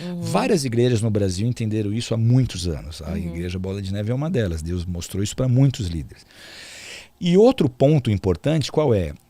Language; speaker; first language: Portuguese; native; Portuguese